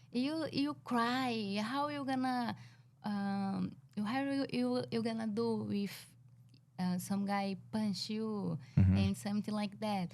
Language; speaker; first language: English; non-native, learner; Portuguese